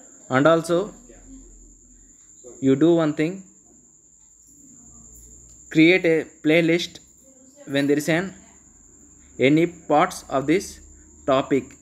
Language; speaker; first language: English; non-native, local second language; Telugu